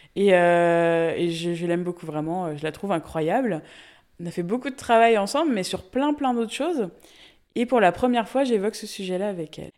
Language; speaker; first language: French; native; French